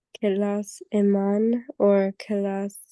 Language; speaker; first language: Persian; non-native, learner; English